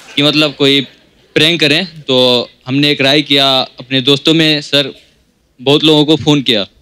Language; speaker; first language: Hindi; native; Hindi